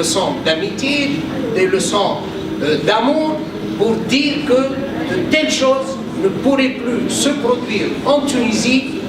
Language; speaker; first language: French; non-native, local second language; Arabic